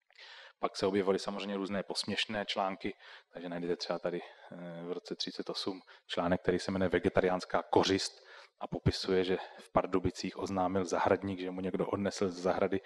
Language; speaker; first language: Czech; native; Czech